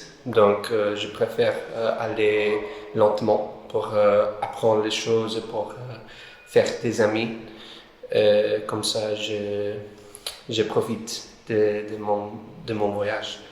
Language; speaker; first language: French; non-native, learner; English